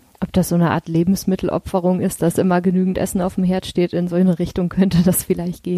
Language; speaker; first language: German; native; German